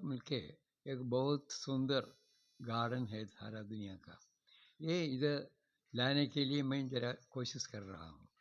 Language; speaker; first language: Hindi; non-native, local second language; Malayalam